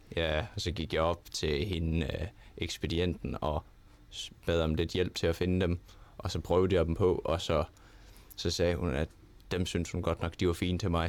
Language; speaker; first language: Danish; native; Danish